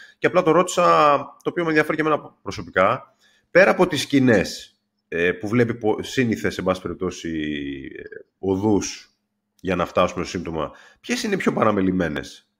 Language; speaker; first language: Greek; native; Greek